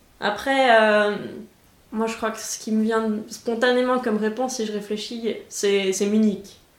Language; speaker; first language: French; native; French